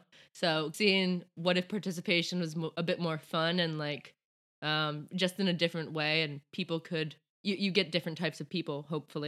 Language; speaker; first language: English; native; English